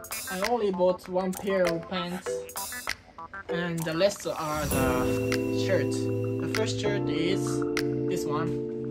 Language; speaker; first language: English; non-native, learner; Japanese